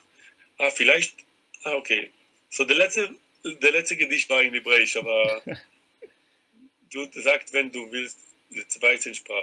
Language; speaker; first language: German; non-native, learner; Hebrew